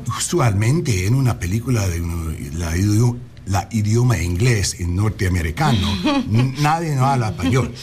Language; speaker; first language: Spanish; non-native, learner; English